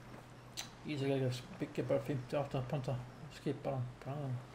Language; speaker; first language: Icelandic; non-native, learner; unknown